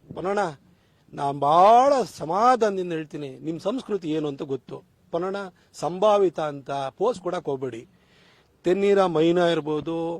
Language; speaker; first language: Kannada; native; Kannada